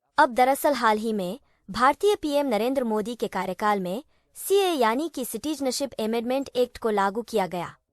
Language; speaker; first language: Hindi; native; Hindi